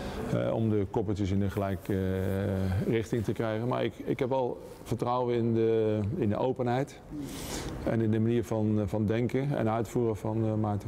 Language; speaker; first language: Dutch; native; Dutch